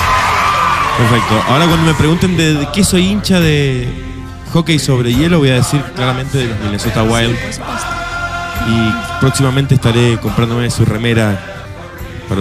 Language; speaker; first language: Spanish; native; Spanish